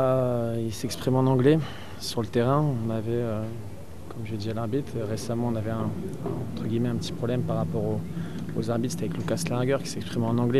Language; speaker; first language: French; native; French